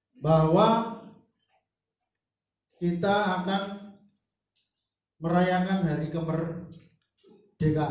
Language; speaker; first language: Indonesian; non-native, local second language; Javanese